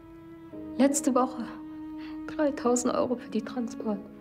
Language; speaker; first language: German; non-native, learner; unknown